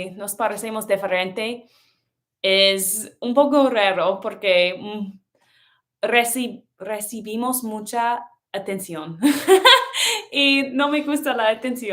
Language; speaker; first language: Spanish; non-native, learner; English